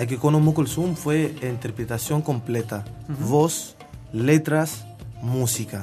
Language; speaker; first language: Spanish; non-native, fluent; Arabic